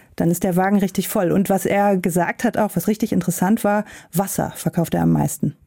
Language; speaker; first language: German; native; German